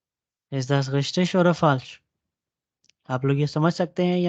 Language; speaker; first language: German; non-native, fluent; Urdu